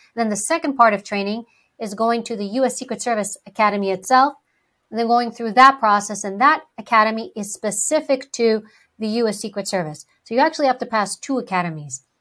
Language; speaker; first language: English; early bilingual, other home language; Greek